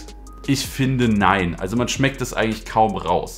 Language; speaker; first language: German; native; German